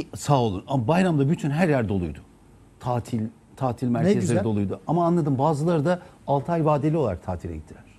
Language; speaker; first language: Turkish; native; Turkish